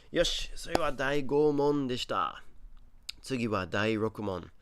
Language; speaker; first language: Japanese; non-native, fluent; English